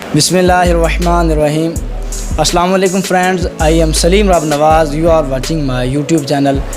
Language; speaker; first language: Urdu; non-native, local second language; Punjabi